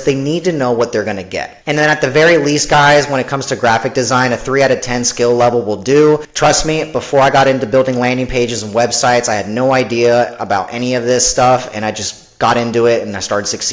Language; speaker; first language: English; native; English